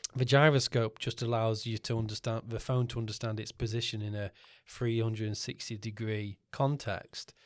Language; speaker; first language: English; native; English